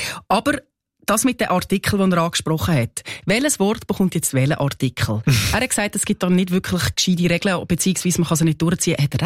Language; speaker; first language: German; native; German